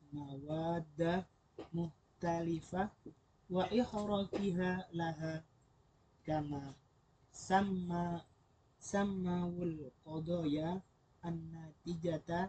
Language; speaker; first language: Arabic; non-native, learner; Indonesian